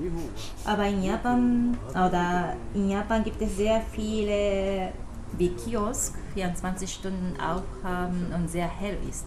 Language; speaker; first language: German; non-native, fluent; Japanese